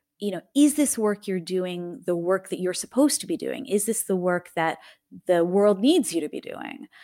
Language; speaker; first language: English; native; English